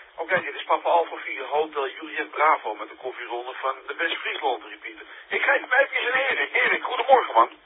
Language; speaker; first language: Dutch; native; Dutch